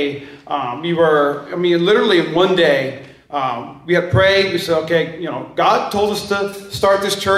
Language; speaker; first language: English; native; English